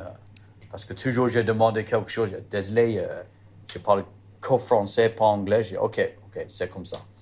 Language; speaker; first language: French; non-native, learner; English